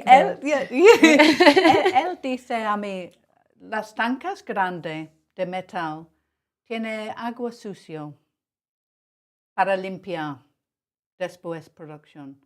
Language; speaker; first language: Spanish; non-native, learner; English